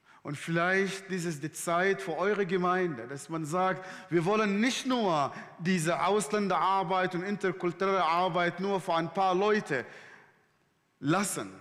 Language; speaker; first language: German; non-native, fluent; Arabic